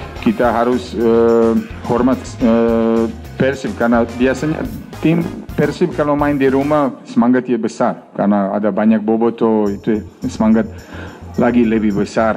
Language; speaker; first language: Indonesian; non-native, fluent; Serbian